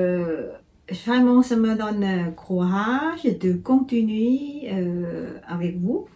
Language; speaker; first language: French; non-native, learner; Thai